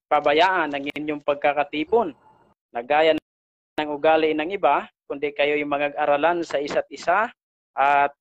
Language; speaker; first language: Filipino; native; Filipino